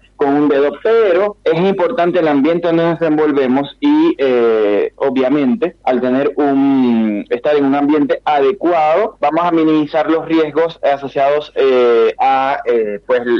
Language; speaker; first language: Spanish; native; Spanish